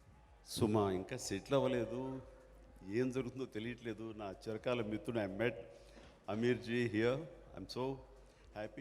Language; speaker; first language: Telugu; native; Telugu